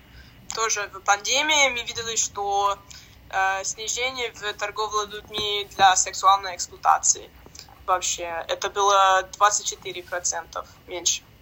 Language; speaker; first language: Russian; non-native, learner; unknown